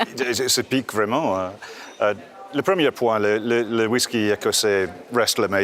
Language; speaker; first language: French; non-native, fluent; English